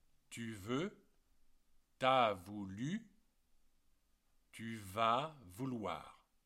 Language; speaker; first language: French; native; French